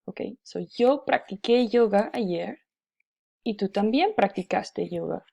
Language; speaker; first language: Spanish; non-native, fluent; English